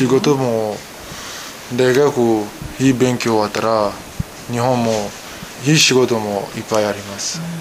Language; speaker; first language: Japanese; non-native, learner; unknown